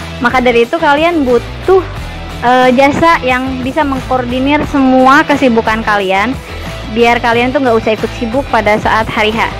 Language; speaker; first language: Indonesian; native; Indonesian